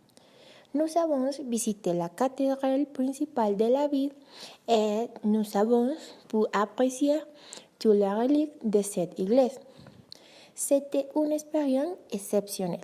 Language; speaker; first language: French; non-native, learner; Spanish